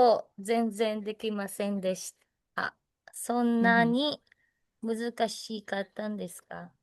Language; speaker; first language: Japanese; non-native, learner; Filipino